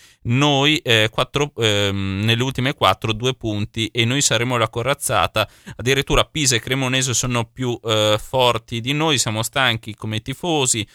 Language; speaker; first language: Italian; native; Italian